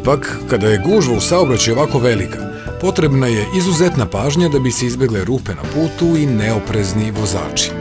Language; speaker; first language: Bosnian; native; Bosnian